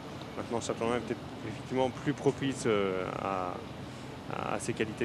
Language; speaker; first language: French; native; French